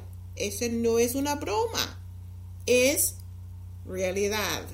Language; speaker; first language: Spanish; non-native, fluent; English